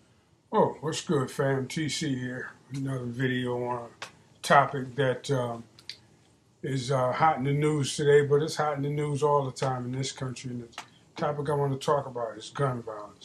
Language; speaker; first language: English; native; English